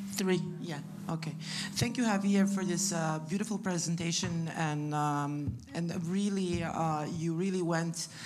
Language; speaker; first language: English; non-native, fluent; Italian